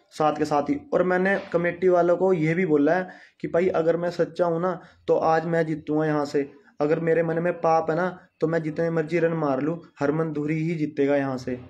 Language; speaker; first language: Hindi; non-native, local second language; Punjabi